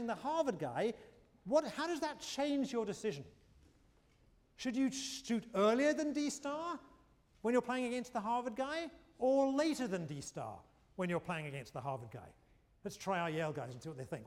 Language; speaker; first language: English; native; English